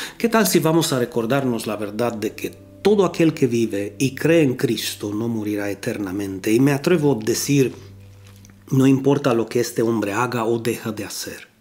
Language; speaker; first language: Spanish; non-native, fluent; Romanian